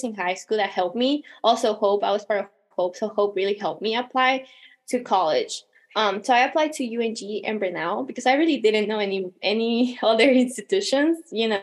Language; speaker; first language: English; non-native, fluent; Spanish